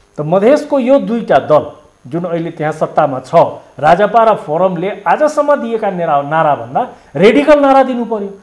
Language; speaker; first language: Nepali; non-native, local second language; Maithili